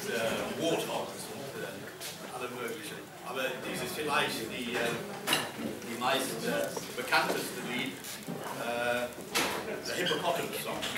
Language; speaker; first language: German; non-native, fluent; English